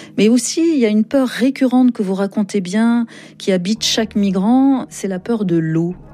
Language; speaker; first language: French; native; French